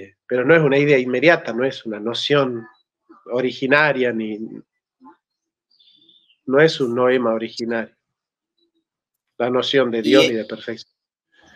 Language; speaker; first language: Spanish; native; Spanish